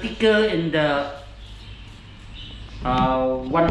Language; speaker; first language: English; non-native, learner; Thai